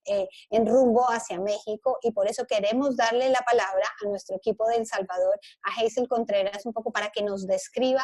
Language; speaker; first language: Spanish; native; Spanish